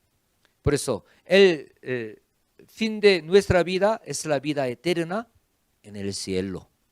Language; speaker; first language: Spanish; non-native, fluent; Korean